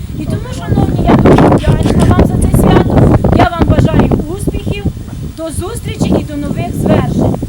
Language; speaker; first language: Ukrainian; native; Ukrainian